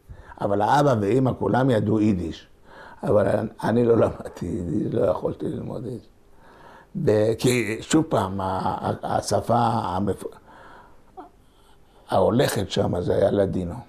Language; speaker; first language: Hebrew; non-native, local second language; Ladino